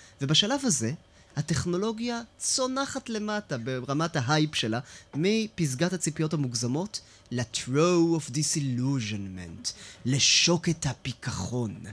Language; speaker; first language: Hebrew; native; Hebrew